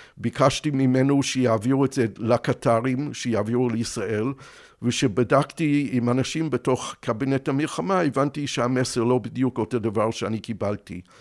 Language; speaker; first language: Hebrew; non-native, fluent; English